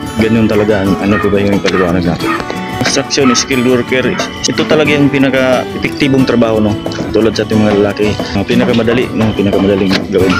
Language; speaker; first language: Filipino; non-native, local second language; Cebuano